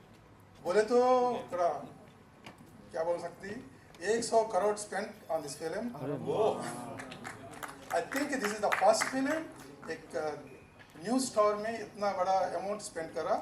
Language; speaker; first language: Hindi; non-native, local second language; Telugu